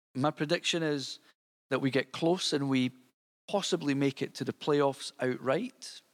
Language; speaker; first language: English; native; English